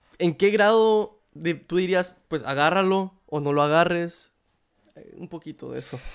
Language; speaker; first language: Spanish; native; Spanish